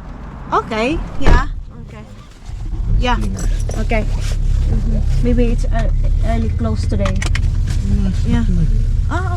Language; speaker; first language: English; non-native, learner; Filipino